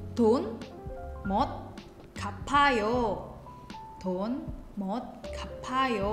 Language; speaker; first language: Korean; non-native, learner; Indonesian